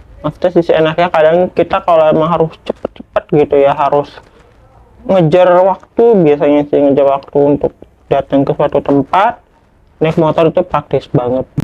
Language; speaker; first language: Indonesian; native; Indonesian